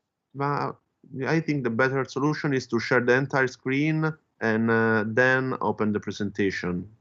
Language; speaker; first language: English; non-native, fluent; Italian